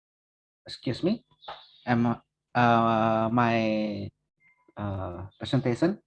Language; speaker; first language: English; non-native, learner; Indonesian